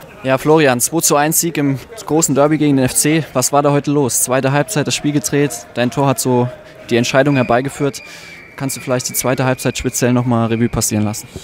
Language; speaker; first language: German; native; German